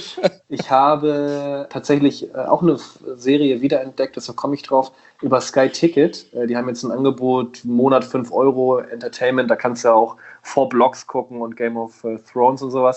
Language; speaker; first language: German; native; German